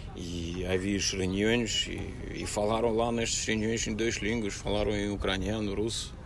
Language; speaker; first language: Portuguese; non-native, fluent; Russian